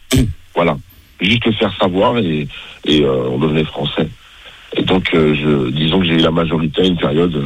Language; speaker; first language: French; native; French